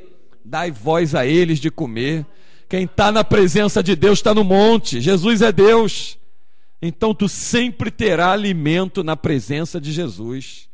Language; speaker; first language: Portuguese; native; Portuguese